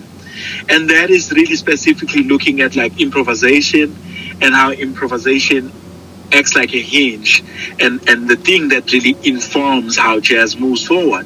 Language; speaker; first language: English; non-native, local second language; Zulu